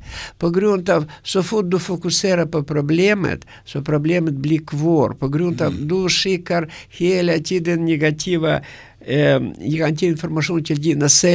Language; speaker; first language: Swedish; non-native, learner; Russian